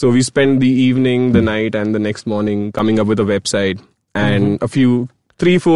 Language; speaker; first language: English; non-native, local second language; Gujarati